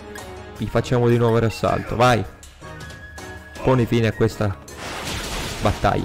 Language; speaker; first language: Italian; native; Italian